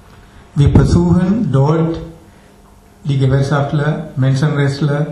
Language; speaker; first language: German; non-native, fluent; Tamil